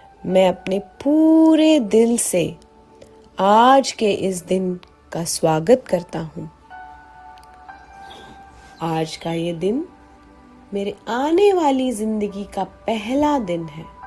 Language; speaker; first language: Hindi; native; Hindi